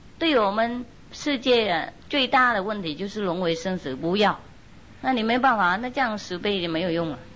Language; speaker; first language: Chinese; non-native, fluent; Vietnamese